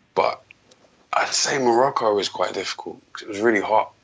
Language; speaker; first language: English; native; English